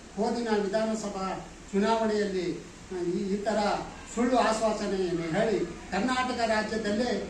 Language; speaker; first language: Kannada; non-native, local second language; Lambadi